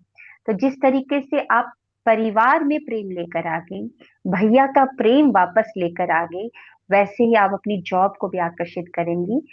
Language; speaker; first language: Hindi; native; Hindi